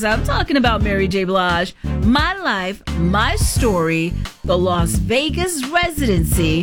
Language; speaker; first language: English; native; English